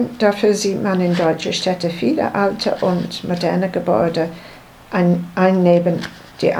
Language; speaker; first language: German; non-native, learner; English